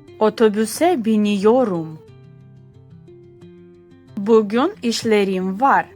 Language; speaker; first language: Turkish; non-native, fluent; Ukrainian